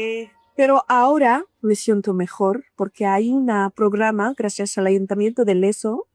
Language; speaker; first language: Spanish; non-native, learner; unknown